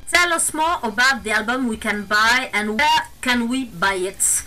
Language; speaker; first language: English; non-native, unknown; French